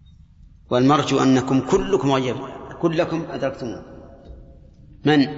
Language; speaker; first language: Arabic; native; Arabic